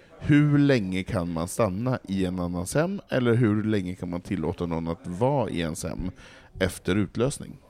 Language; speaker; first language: Swedish; native; Swedish